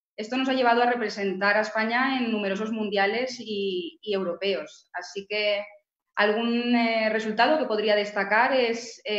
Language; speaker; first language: Spanish; native; Spanish